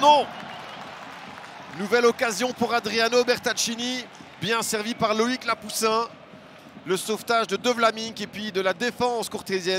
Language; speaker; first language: French; native; French